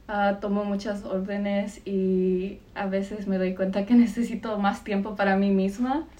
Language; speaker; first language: Spanish; early bilingual, heritage; Spanish